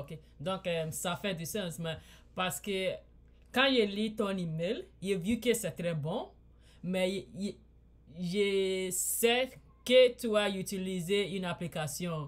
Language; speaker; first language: French; non-native, learner; English